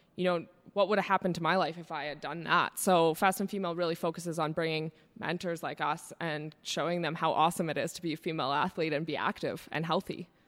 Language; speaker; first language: English; native; English